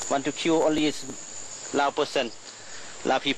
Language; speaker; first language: English; non-native, learner; Lao